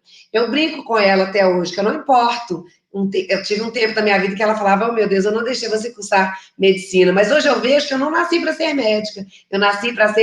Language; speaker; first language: Portuguese; native; Portuguese